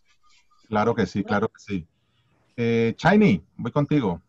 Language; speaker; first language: Spanish; native; Spanish